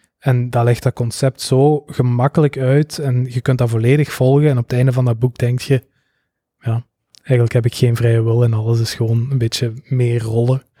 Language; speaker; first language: Dutch; native; Dutch